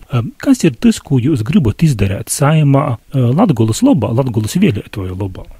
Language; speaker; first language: Latvian; native; Latvian